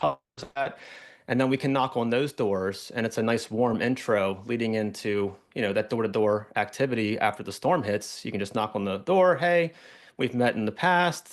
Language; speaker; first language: English; native; English